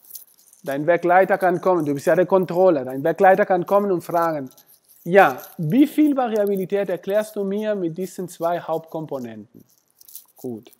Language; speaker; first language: German; non-native, fluent; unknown